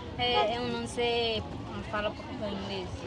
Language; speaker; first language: Portuguese; non-native, local second language; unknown